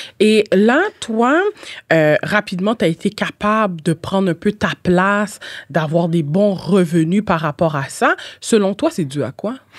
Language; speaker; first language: French; native; French